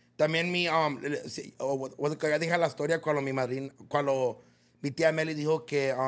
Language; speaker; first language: Spanish; early bilingual, other home language; English